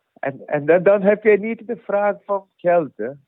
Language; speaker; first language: Dutch; non-native, learner; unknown